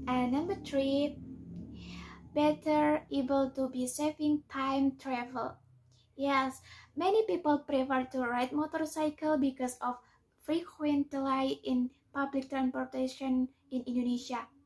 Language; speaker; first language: English; non-native, learner; Indonesian